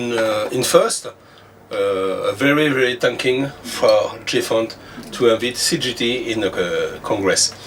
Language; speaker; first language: English; non-native, learner; French